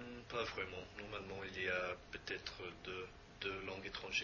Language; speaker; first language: French; non-native, fluent; English